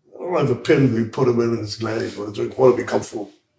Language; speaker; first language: English; early bilingual, other home language; Hebrew